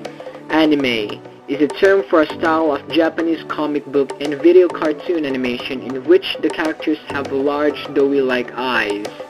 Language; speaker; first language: English; non-native, fluent; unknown